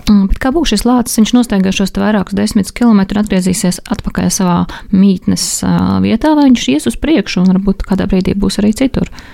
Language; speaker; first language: Latvian; native; Latvian